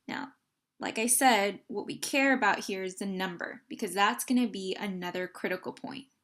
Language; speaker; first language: English; native; English